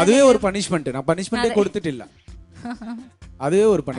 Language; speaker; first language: Malayalam; non-native, local second language; Tamil